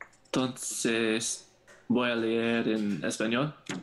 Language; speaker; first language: Spanish; non-native, learner; English